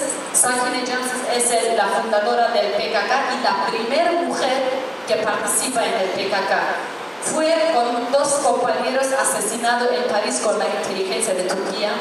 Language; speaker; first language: Spanish; non-native, fluent; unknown